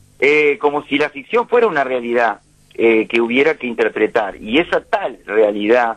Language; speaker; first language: Spanish; native; Spanish